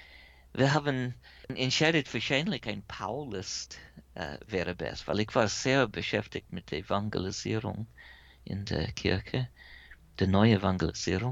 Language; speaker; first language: German; early bilingual, heritage; English